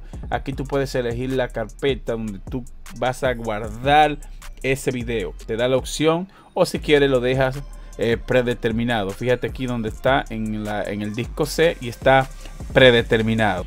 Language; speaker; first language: Spanish; native; Spanish